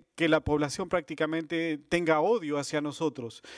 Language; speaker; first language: Spanish; native; Spanish